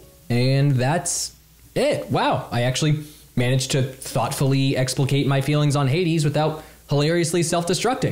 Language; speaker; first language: English; native; English